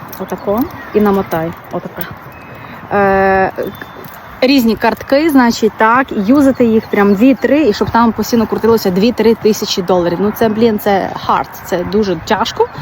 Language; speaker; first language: Ukrainian; non-native, local second language; Russian